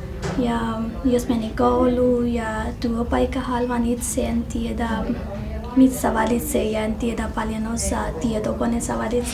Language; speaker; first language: Finnish; non-native, learner; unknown